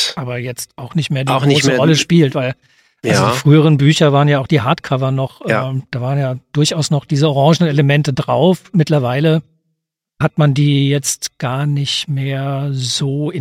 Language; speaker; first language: German; native; German